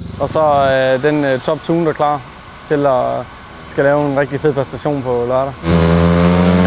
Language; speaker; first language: Danish; native; Danish